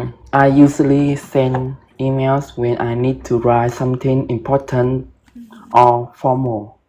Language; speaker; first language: English; non-native, fluent; Vietnamese